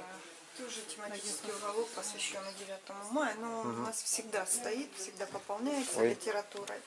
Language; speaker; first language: Russian; native; Russian